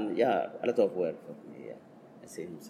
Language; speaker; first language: English; non-native, learner; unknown